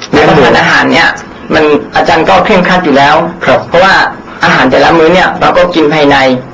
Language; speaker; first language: Thai; non-native, local second language; Akha